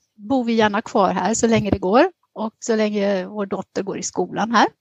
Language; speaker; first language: Swedish; native; Swedish